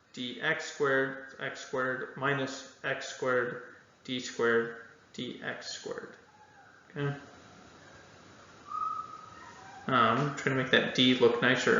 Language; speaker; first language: English; native; English